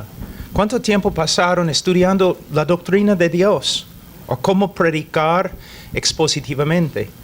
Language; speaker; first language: Spanish; non-native, fluent; English